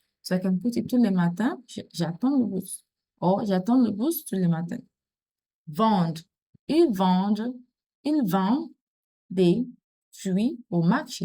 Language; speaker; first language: French; non-native, fluent; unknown